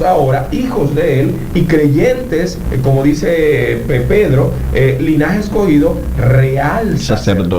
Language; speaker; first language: Spanish; native; Spanish